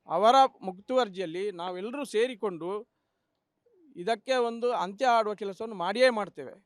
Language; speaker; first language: Kannada; non-native, local second language; Tulu